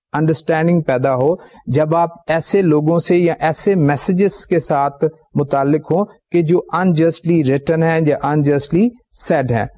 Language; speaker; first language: Urdu; native; Urdu